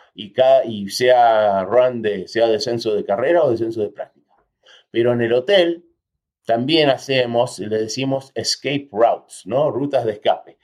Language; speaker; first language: Spanish; early bilingual, heritage; Spanish